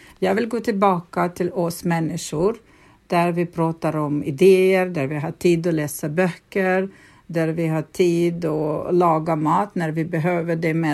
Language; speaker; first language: Swedish; non-native, fluent; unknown